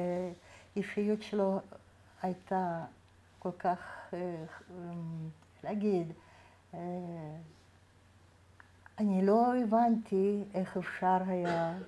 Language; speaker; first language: Hebrew; non-native, fluent; Russian